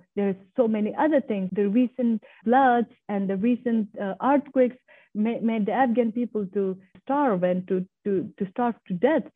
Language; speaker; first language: English; non-native, fluent; Persian